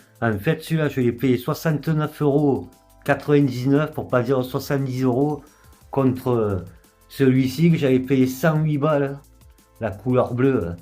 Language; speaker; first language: French; native; French